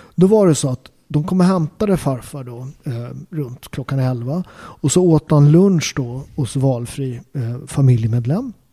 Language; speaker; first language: Swedish; native; Swedish